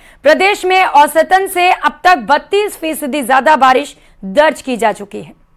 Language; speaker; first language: Hindi; native; Hindi